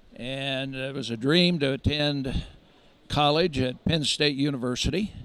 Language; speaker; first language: English; native; English